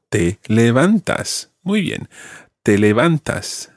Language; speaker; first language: Spanish; non-native, fluent; English